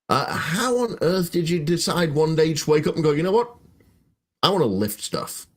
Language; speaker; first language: English; native; English